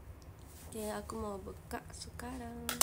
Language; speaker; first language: Indonesian; non-native, learner; Japanese